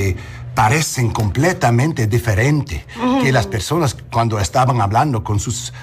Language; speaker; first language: Spanish; non-native, learner; English